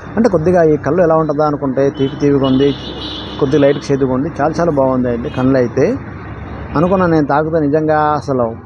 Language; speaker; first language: Telugu; non-native, local second language; Odia